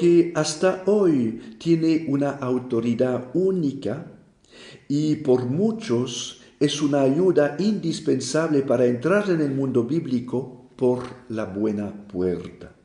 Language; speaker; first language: Spanish; non-native, fluent; French